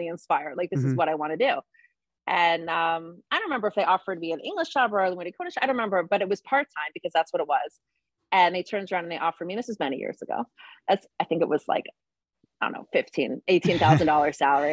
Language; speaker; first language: English; native; English